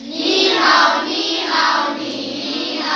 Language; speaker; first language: Chinese; non-native, learner; Nepali